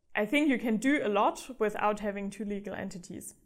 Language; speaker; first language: English; non-native, fluent; German